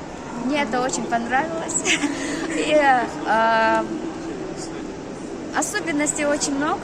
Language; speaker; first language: Russian; non-native, local second language; Kyrgyz